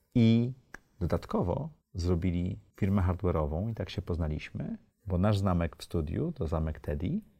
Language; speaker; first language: Polish; native; Polish